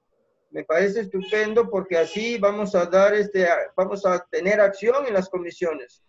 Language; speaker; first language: Spanish; native; Spanish